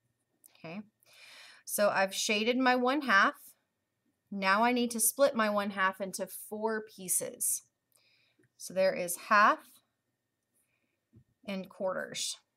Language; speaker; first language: English; native; English